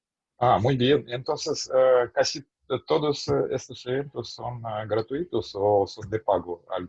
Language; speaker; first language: Spanish; non-native, fluent; Russian